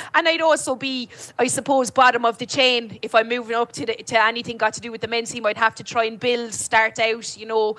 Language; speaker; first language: English; native; English